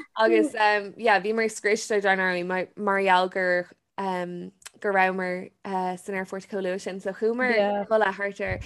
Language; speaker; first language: Irish; non-native, local second language; English